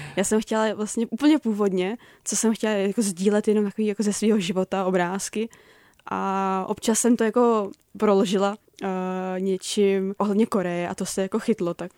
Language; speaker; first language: Czech; native; Czech